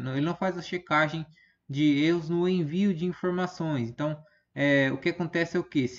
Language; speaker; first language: Portuguese; native; Portuguese